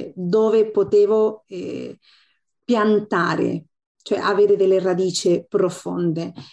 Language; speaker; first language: Italian; non-native, fluent; Spanish